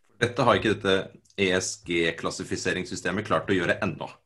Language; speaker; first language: Norwegian; native; Norwegian